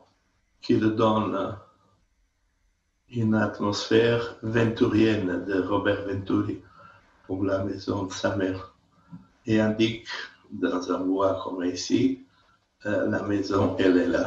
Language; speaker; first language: French; non-native, fluent; Portuguese